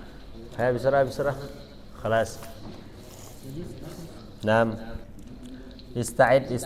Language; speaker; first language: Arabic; non-native, fluent; Indonesian